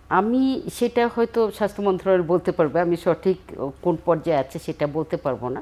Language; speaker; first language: Bangla; native; Bangla